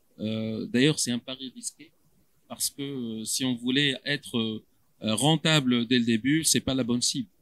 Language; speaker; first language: French; non-native, local second language; Arabic